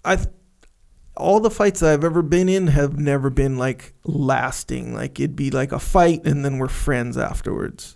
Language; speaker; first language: English; native; English